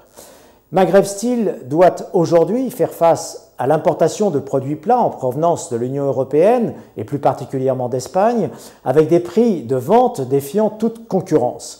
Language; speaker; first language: French; non-native, local second language; Arabic